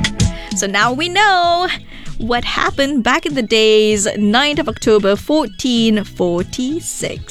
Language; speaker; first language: English; non-native, local second language; Malay